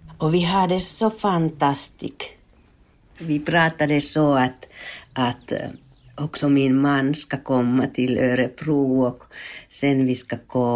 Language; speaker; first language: Swedish; non-native, learner; Finnish